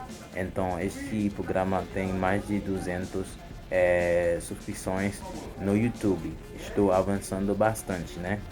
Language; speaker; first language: Portuguese; non-native, fluent; Haitian Creole